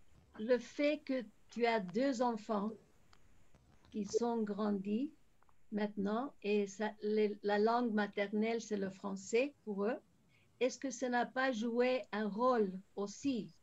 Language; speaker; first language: French; non-native, fluent; Spanish